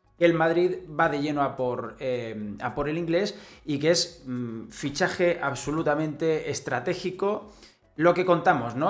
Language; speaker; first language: Spanish; native; Spanish